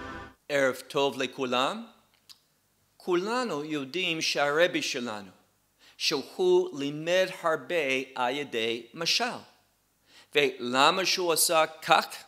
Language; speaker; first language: Hebrew; non-native, fluent; English